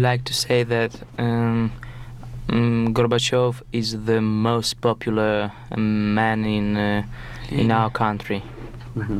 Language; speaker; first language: English; non-native, fluent; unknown